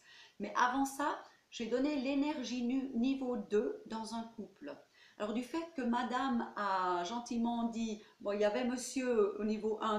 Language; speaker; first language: French; native; French